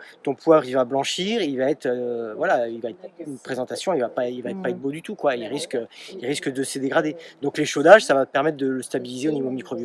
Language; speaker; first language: French; native; French